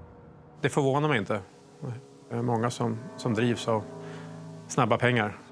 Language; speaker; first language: Swedish; native; Swedish